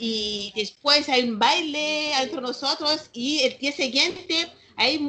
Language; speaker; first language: Spanish; non-native, learner; Malagasy